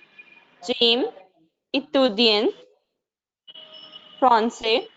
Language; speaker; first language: French; non-native, learner; Hindi